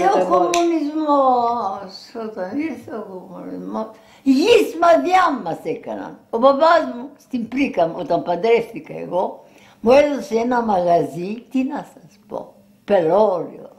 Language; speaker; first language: Greek; early bilingual, heritage; Greek